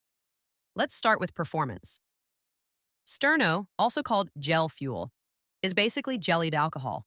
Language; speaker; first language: English; native; English